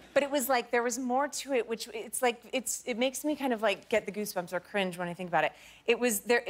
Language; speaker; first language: English; native; English